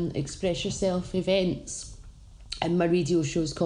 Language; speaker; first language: English; native; English